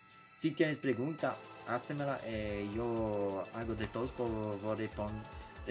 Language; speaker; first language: Spanish; non-native, learner; Italian